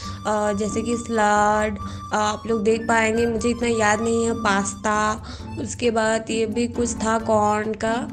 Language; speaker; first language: Hindi; non-native, local second language; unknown